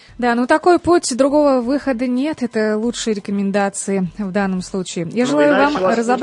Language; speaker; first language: Russian; native; Russian